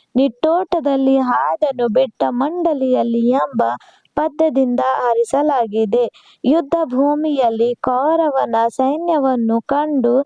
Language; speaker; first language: Kannada; non-native, local second language; Urdu